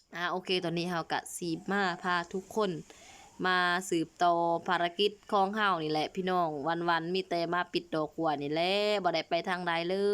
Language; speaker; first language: Lao; native; Lao